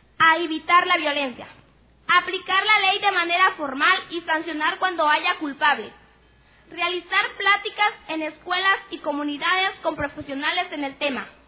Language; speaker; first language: Spanish; non-native, local second language; Nahuatl languages